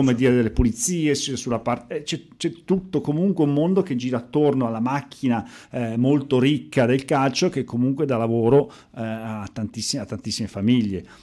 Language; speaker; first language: Italian; native; Italian